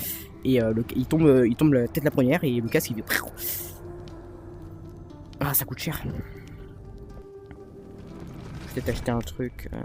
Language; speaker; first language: French; native; French